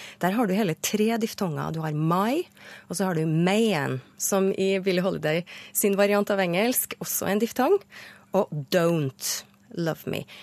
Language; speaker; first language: Norwegian; native; Norwegian